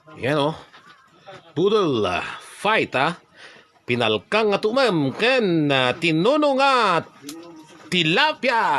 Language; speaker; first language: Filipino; non-native, local second language; Iloko